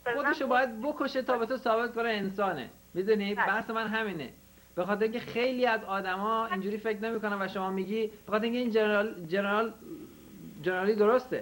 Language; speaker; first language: Persian; native; Persian